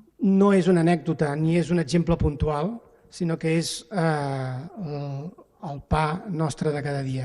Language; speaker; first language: Catalan; native; Catalan